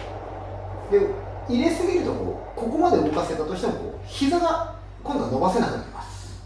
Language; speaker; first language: Japanese; native; Japanese